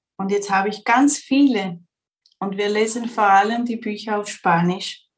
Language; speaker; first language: German; early bilingual, heritage; Spanish